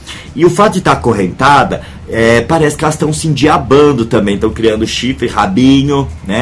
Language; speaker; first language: Portuguese; native; Portuguese